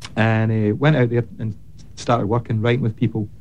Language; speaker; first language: English; native; English